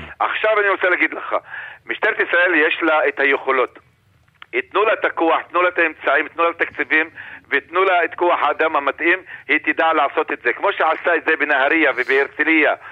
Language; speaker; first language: Hebrew; non-native, local second language; Arabic